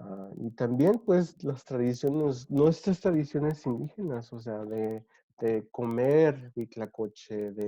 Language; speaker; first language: Spanish; early bilingual, other home language; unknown